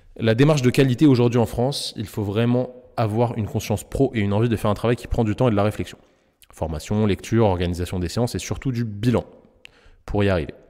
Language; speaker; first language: French; native; French